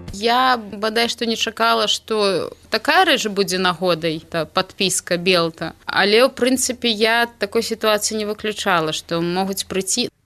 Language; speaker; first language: Belarusian; non-native, local second language; Russian